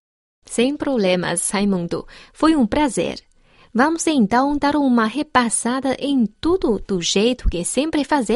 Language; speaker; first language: Portuguese; non-native, fluent; Chinese